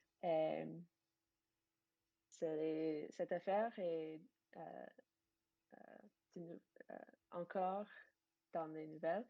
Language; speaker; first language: French; non-native, fluent; English